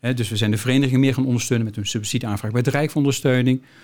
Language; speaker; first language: Dutch; native; Dutch